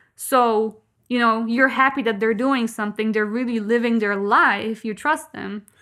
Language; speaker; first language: English; non-native, fluent; Polish